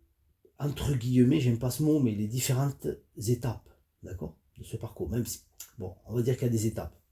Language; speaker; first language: French; native; French